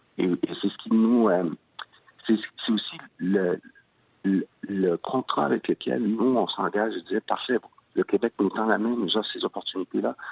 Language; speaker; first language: French; early bilingual, other home language; Spanish